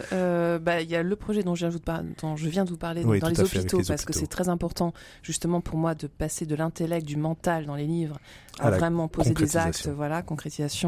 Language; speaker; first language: French; native; French